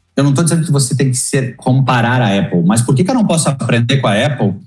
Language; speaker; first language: Portuguese; native; Portuguese